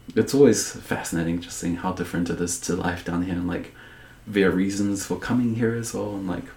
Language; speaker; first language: English; native; English